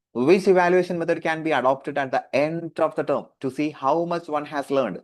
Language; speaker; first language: English; non-native, local second language; Malayalam